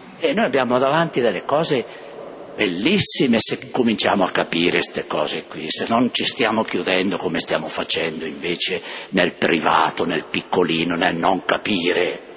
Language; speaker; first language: Italian; native; Italian